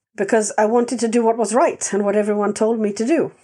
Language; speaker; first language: English; non-native, fluent; Swedish